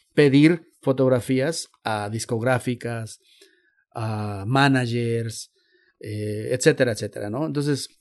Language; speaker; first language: Spanish; native; Spanish